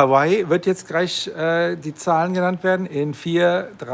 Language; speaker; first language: German; native; German